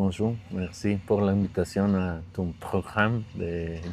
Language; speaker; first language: French; non-native, learner; Spanish